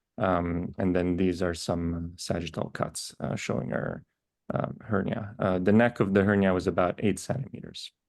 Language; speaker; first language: English; native; English